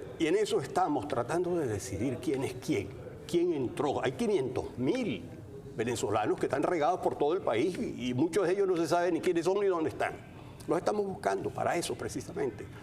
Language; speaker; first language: Spanish; native; Spanish